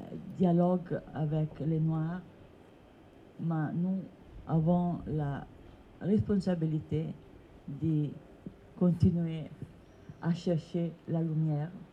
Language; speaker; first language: French; non-native, learner; Italian